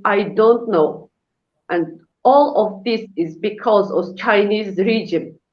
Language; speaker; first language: English; non-native, learner; Uyghur